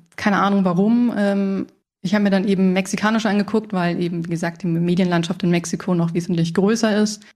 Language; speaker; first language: German; early bilingual, other home language; Spanish